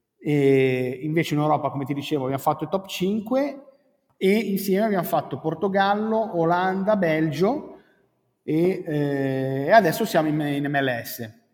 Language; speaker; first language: Italian; native; Italian